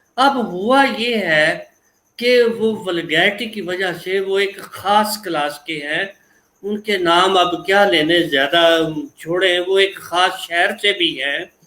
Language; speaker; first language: Urdu; non-native, local second language; Punjabi